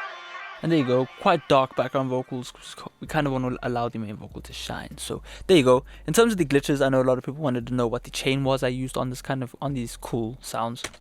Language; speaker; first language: English; native; English